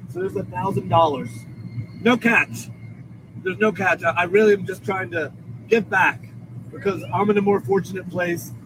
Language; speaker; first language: English; native; English